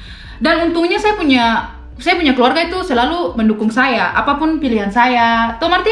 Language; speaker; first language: Indonesian; non-native, local second language; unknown